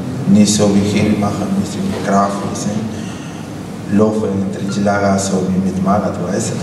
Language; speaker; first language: German; non-native, learner; Spanish